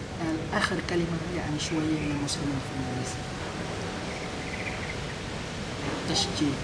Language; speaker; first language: Arabic; non-native, learner; Indonesian